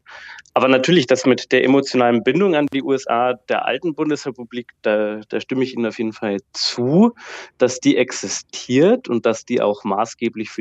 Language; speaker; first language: German; native; German